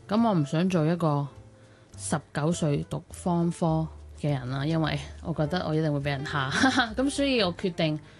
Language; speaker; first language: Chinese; non-native, local second language; Cantonese